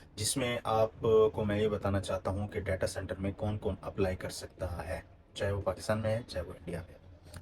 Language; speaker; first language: Urdu; non-native, local second language; Punjabi